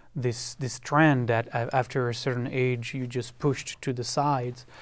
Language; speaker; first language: English; non-native, fluent; French